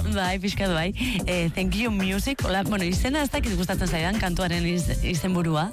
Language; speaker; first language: Basque; native; Basque